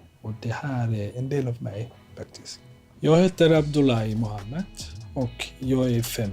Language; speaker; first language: Swedish; non-native, fluent; Somali